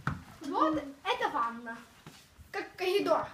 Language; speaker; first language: Russian; early bilingual, heritage; Russian